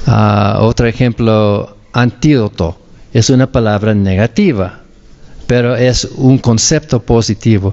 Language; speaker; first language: Spanish; non-native, fluent; English